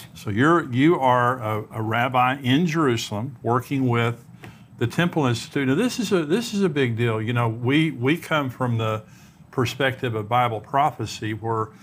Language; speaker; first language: English; native; English